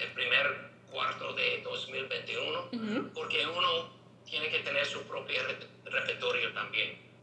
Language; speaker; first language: Spanish; non-native, learner; English